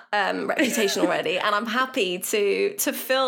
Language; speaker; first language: English; native; English